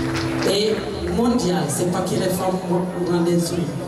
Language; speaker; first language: French; non-native, local second language; Bambara